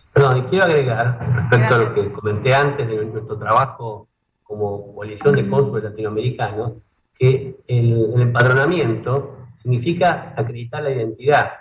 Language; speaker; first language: Spanish; native; Spanish